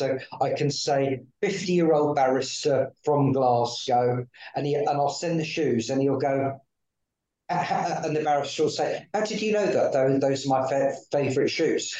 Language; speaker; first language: English; native; English